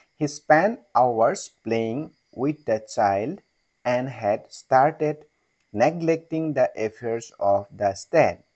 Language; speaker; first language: English; non-native, local second language; Assamese